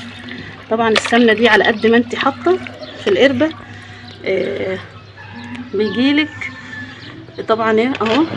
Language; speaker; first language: Arabic; native; Arabic